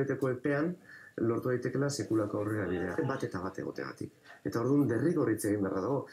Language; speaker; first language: Basque; native; Basque